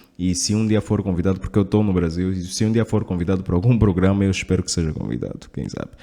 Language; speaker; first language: Portuguese; native; Portuguese